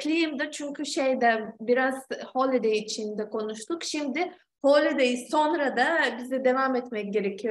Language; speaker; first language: Turkish; non-native, fluent; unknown